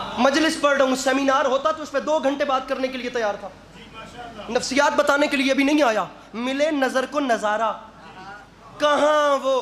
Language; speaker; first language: Urdu; non-native, local second language; Punjabi